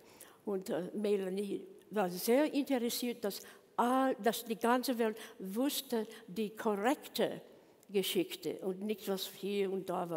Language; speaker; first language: German; non-native, learner; English